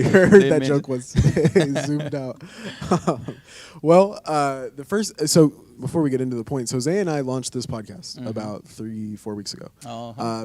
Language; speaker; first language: English; native; English